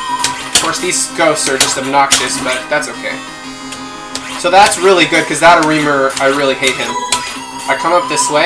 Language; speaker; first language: English; native; English